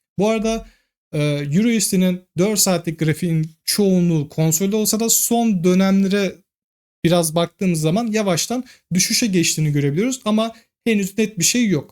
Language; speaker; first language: Turkish; native; Turkish